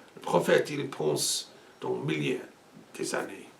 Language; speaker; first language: French; non-native, learner; English